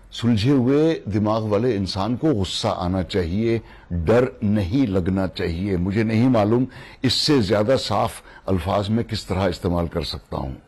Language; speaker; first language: Hindi; native; Hindi